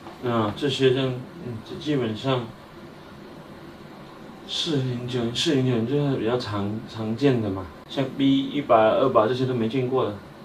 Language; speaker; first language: Chinese; native; Chinese